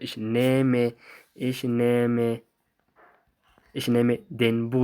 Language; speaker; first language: German; non-native, fluent; Somali